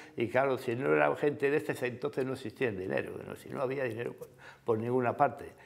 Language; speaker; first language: Spanish; native; Spanish